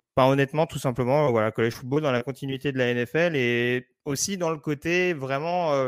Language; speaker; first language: French; native; French